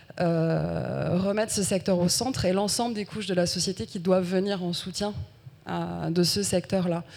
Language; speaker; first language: French; native; French